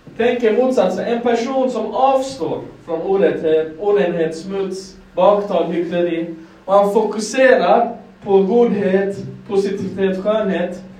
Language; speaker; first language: Swedish; non-native, fluent; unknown